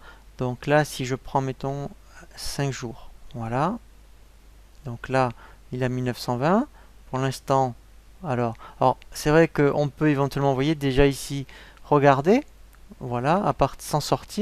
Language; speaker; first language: French; native; French